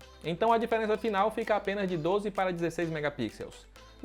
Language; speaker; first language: Portuguese; native; Portuguese